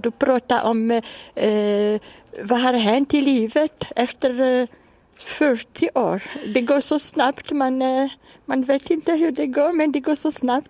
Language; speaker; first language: Swedish; non-native, fluent; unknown